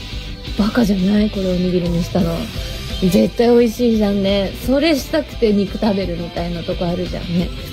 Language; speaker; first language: Japanese; native; Japanese